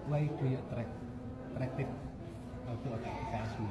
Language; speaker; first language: English; non-native, learner; Indonesian